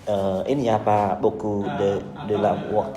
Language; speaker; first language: French; non-native, learner; Khmer